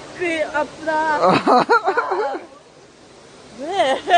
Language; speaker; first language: Korean; non-native, learner; Japanese